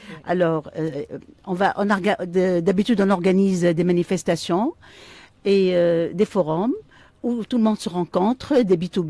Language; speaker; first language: French; non-native, local second language; Arabic